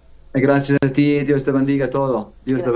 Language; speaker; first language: Spanish; non-native, learner; Arabic